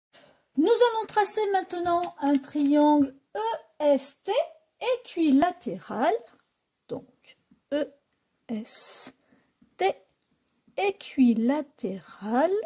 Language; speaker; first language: French; native; French